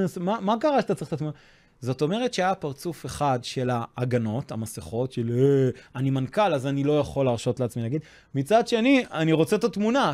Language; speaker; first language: Hebrew; non-native, fluent; English